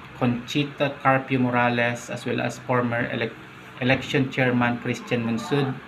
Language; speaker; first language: English; non-native, local second language; Filipino